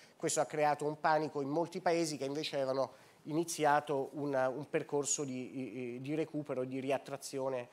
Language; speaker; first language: Italian; native; Italian